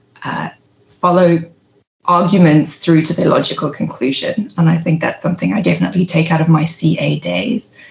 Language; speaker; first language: English; native; English